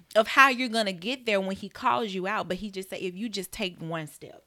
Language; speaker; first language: English; native; English